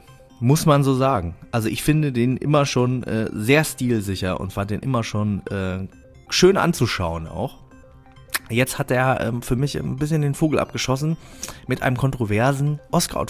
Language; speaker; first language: German; native; German